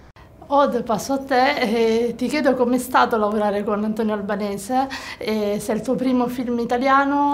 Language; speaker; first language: Italian; native; Italian